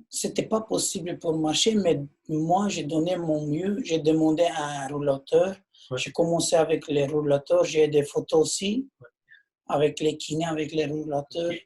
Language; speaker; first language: French; non-native, learner; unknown